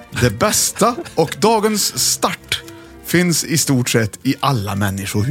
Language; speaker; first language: Swedish; native; Swedish